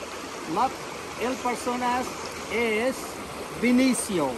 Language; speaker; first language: Spanish; non-native, learner; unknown